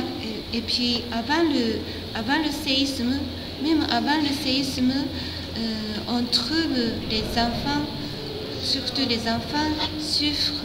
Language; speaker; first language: French; non-native, fluent; Japanese